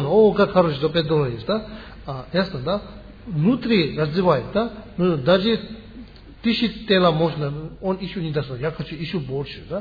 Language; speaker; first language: Russian; non-native, learner; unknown